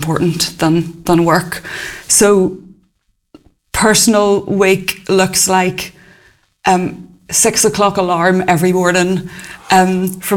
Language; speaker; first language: English; native; English